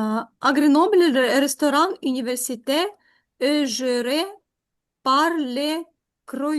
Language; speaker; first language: French; non-native, learner; Ukrainian